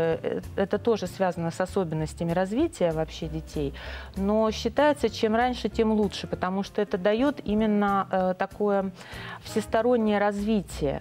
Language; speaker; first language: Russian; native; Russian